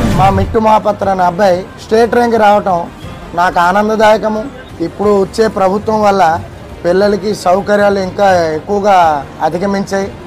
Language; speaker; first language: Telugu; non-native, local second language; Odia